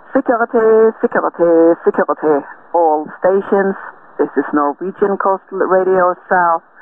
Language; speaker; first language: English; non-native, fluent; Norwegian